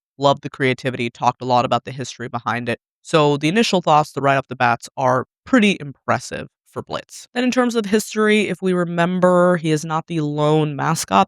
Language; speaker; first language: English; native; English